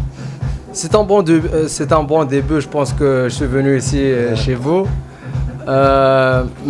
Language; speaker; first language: French; non-native, fluent; Arabic